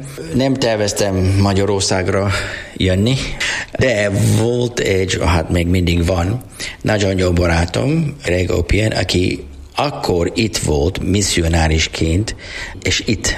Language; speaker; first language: Hungarian; non-native, learner; English